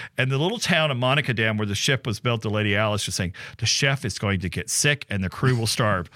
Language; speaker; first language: English; native; English